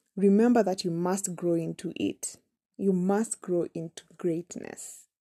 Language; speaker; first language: English; non-native, local second language; Kamba